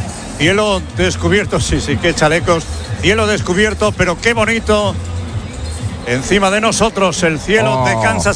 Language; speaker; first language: Spanish; native; Spanish